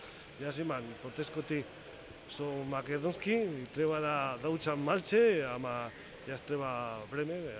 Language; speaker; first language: Macedonian; non-native, learner; Spanish